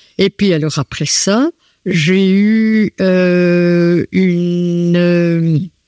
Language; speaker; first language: French; native; French